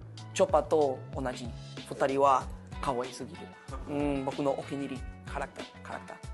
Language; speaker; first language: Japanese; non-native, learner; Spanish